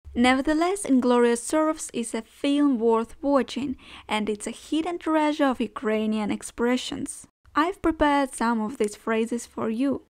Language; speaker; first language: English; non-native, fluent; Ukrainian